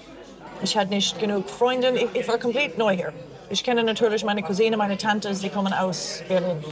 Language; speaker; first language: German; non-native, learner; English